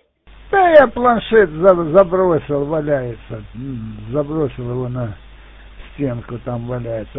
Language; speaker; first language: Russian; native; Russian